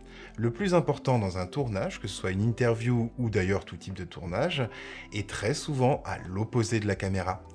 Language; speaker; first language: French; native; French